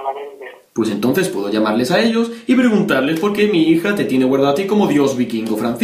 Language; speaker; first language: Spanish; native; Spanish